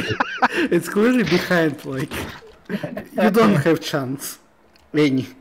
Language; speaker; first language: English; non-native, learner; Russian